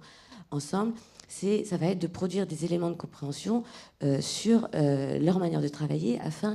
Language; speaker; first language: French; native; French